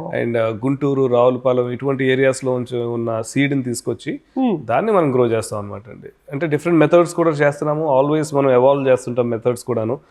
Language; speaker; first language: Telugu; native; Telugu